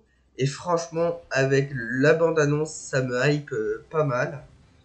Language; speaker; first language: French; native; French